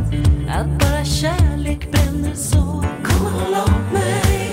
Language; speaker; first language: Swedish; native; Swedish